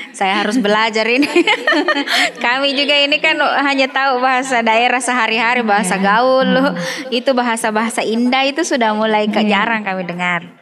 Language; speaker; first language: Indonesian; native; Indonesian